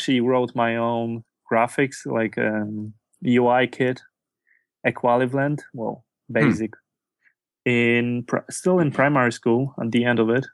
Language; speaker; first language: English; non-native, fluent; Polish